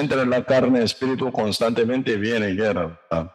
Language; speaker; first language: Spanish; non-native, learner; Korean